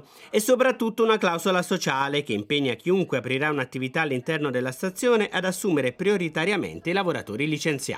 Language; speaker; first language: Italian; native; Italian